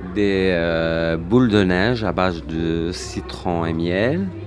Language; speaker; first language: French; non-native, local second language; Arabic